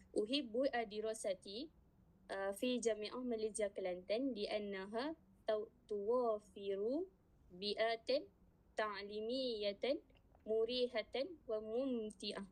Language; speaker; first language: Arabic; non-native, learner; Malay